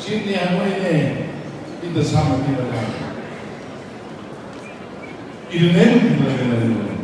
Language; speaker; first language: Indonesian; non-native, fluent; Tetum